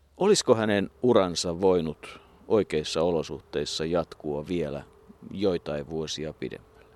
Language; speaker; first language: Finnish; native; Finnish